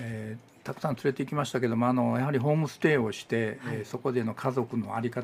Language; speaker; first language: Japanese; native; Japanese